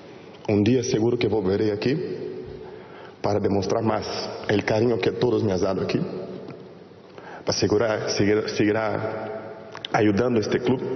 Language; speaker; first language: Spanish; non-native, fluent; Portuguese